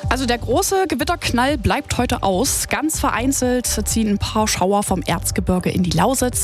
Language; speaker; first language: German; native; German